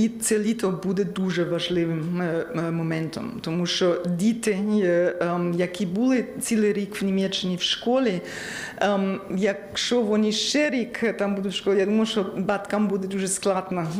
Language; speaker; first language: Ukrainian; non-native, learner; German